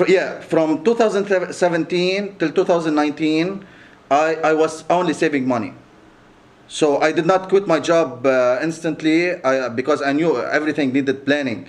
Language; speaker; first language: English; non-native, local second language; Arabic